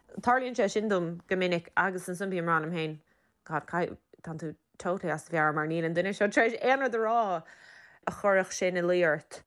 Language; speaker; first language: Irish; native; Irish